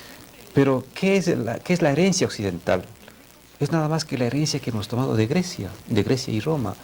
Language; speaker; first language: Spanish; native; Spanish